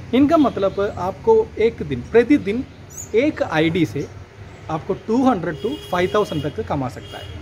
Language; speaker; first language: Hindi; non-native, local second language; Malayalam